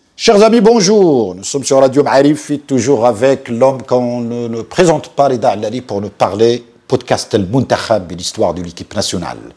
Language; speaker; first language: French; non-native, local second language; Arabic